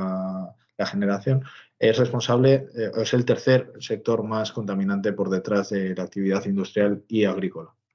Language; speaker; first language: Spanish; native; Spanish